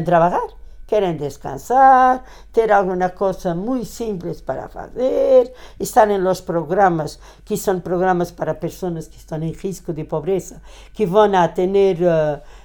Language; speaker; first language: Spanish; non-native, fluent; Portuguese